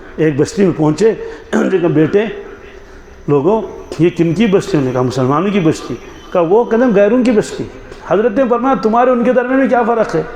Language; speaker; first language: Urdu; non-native, local second language; Kashmiri